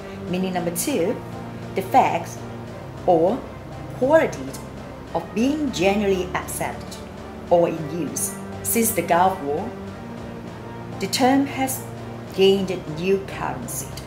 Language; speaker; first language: English; non-native, local second language; Cantonese